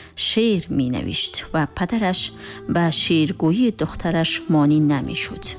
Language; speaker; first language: Persian; native; Persian